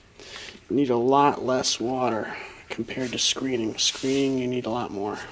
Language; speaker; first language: English; native; English